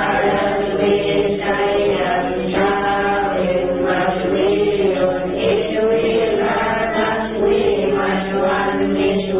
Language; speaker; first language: Arabic; non-native, learner; Indonesian